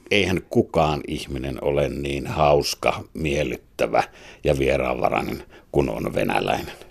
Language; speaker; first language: Finnish; native; Finnish